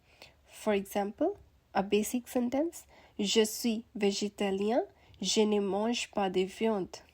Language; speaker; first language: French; non-native, learner; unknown